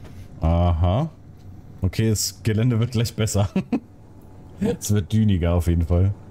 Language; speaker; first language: German; native; German